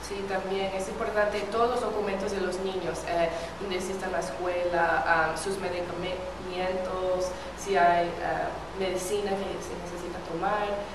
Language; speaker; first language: Spanish; non-native, fluent; English